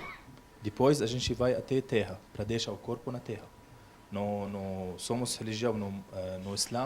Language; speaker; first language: Portuguese; non-native, learner; Arabic